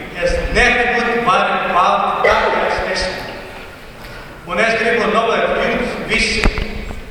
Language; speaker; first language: Latvian; non-native, learner; Portuguese